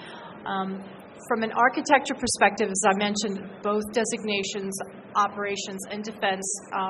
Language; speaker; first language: English; native; English